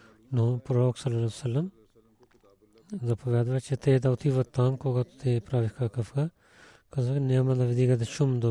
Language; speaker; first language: Bulgarian; non-native, learner; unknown